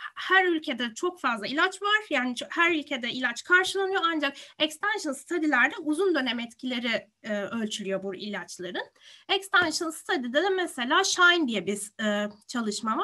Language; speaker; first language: Turkish; native; Turkish